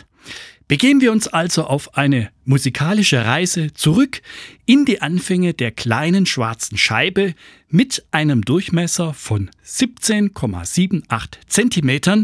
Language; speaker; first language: German; native; German